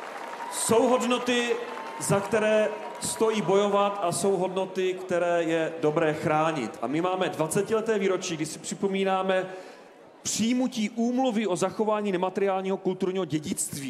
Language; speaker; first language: Czech; native; Czech